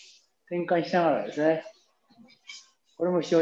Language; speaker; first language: Japanese; native; Japanese